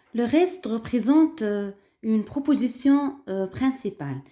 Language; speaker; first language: French; non-native, local second language; Arabic